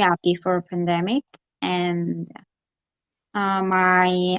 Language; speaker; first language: English; non-native, learner; Korean